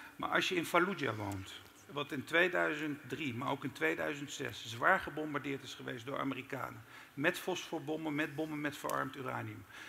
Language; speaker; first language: Dutch; early bilingual, other home language; Turkish